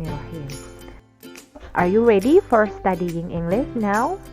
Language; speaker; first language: English; non-native, fluent; Indonesian